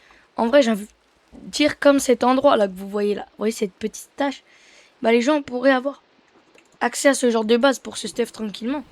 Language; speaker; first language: French; native; French